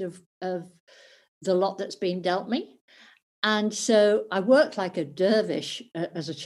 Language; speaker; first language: English; native; English